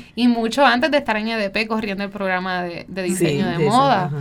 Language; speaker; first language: Spanish; native; Spanish